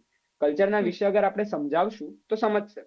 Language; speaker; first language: Gujarati; native; Gujarati